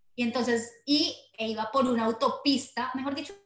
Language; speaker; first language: Spanish; native; Spanish